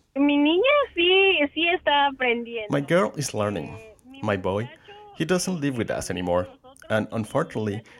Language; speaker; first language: English; non-native, fluent; Spanish